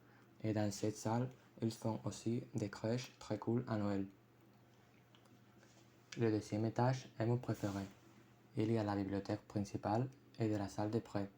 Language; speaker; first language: French; non-native, fluent; Spanish